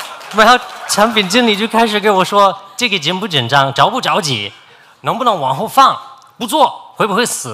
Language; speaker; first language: Chinese; non-native, fluent; English